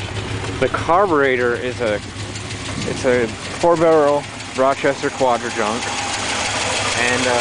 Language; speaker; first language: English; native; English